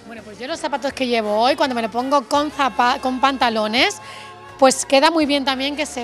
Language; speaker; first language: Spanish; native; Spanish